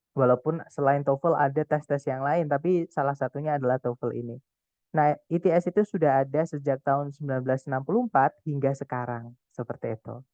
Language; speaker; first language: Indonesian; non-native, local second language; Javanese